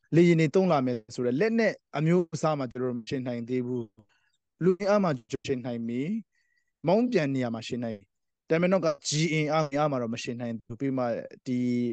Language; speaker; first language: Burmese; non-native, local second language; Hakha Chin